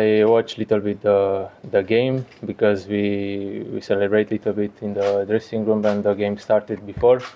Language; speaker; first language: English; non-native, learner; Romanian